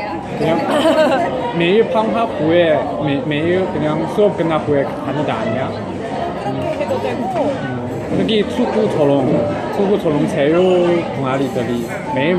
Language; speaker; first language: Korean; non-native, learner; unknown